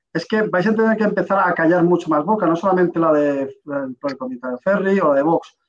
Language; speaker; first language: Spanish; native; Spanish